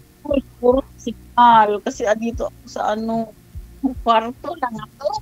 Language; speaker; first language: Filipino; non-native, local second language; Chavacano